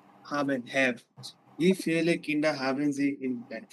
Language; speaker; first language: German; non-native, learner; Bangla